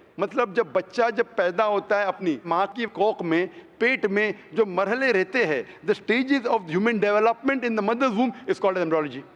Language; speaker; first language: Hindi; non-native, local second language; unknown